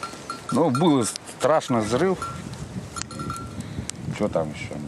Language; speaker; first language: Russian; native; Russian